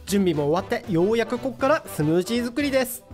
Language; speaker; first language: Japanese; native; Japanese